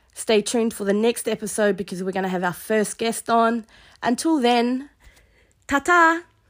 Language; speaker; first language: English; native; English